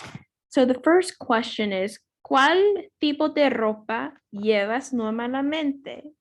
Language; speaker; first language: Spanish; non-native, learner; English